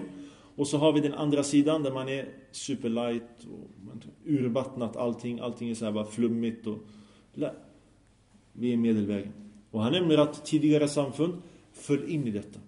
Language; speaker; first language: Swedish; early bilingual, other home language; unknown